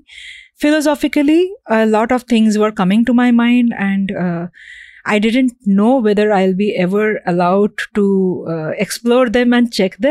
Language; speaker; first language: English; non-native, local second language; Bangla